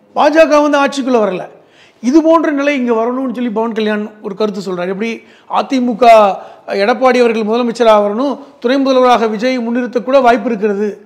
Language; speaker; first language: Tamil; native; Tamil